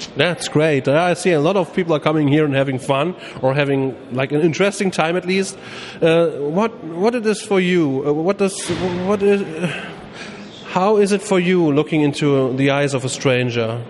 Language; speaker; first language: English; non-native, fluent; German